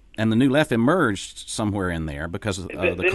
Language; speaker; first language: English; native; English